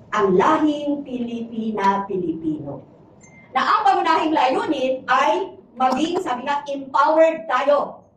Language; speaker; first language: Filipino; native; Filipino